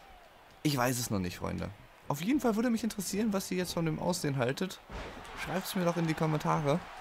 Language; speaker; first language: German; native; German